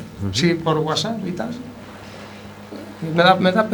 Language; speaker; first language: Spanish; native; Spanish